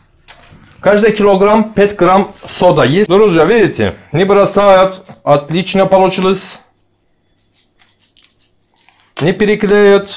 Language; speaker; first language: Russian; non-native, learner; Turkish